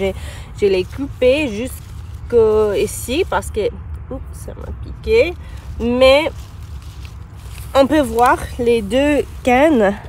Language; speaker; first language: French; non-native, learner; English